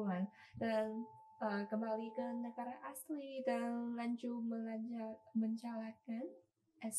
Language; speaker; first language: Indonesian; non-native, learner; Chinese